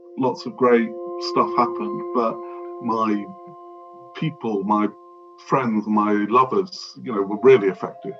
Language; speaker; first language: English; native; English